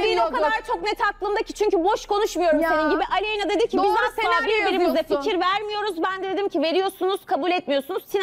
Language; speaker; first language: Turkish; native; Turkish